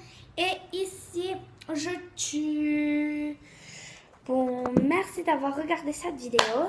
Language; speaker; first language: French; native; French